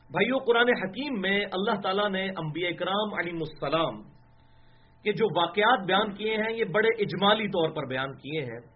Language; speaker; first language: Urdu; non-native, local second language; Punjabi